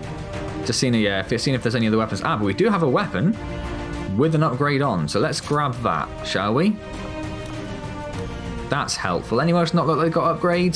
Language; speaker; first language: English; native; English